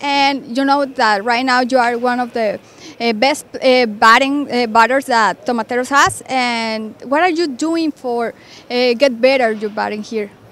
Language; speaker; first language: English; non-native, learner; Spanish